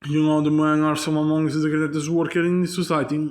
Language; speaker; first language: English; non-native, learner; Italian